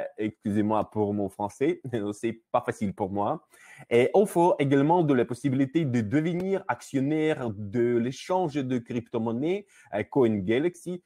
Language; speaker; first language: French; non-native, learner; Russian